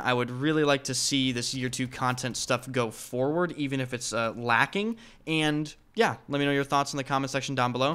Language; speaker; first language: English; native; English